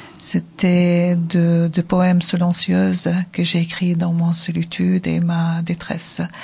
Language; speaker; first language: French; non-native, fluent; Arabic